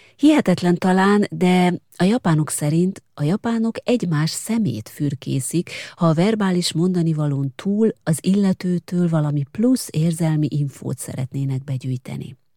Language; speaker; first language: Hungarian; native; Hungarian